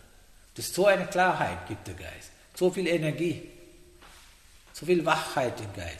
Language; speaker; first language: German; non-native, fluent; Sinhala